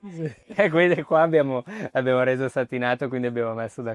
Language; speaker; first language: Italian; native; Italian